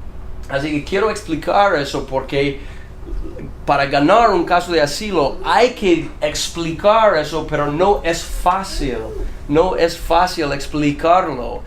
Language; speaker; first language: Spanish; non-native, fluent; English